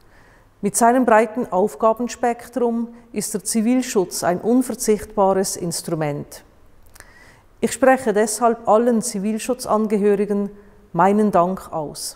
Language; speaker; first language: German; native; German